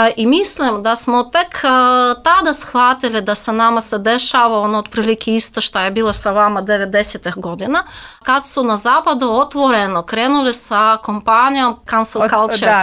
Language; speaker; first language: Serbian; non-native, fluent; Russian